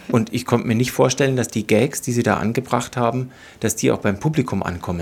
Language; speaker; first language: German; native; German